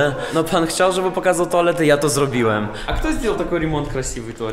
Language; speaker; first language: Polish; non-native, learner; Russian